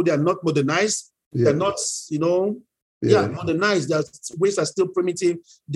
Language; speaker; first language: English; non-native, local second language; Yoruba